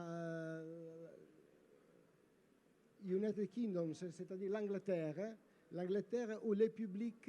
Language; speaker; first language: French; non-native, learner; Italian